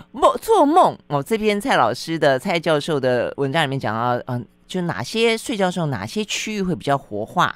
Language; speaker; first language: Chinese; native; Chinese